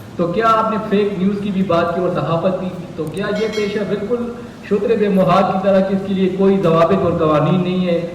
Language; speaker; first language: Urdu; non-native, local second language; Pashto